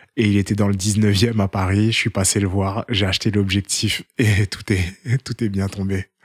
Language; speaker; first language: French; early bilingual, other home language; Haitian Creole